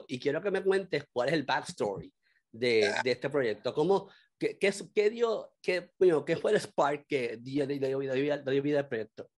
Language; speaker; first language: Spanish; native; Spanish